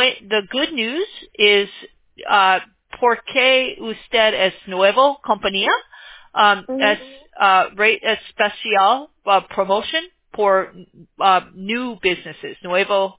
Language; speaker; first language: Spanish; non-native, learner; English